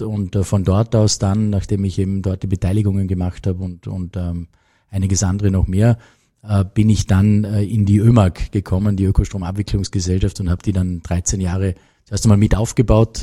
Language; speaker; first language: German; native; German